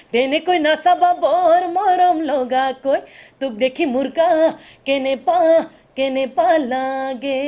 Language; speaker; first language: Hindi; non-native, local second language; Assamese